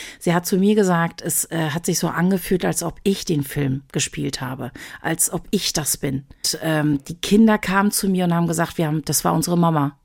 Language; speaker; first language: German; early bilingual, other home language; Turkish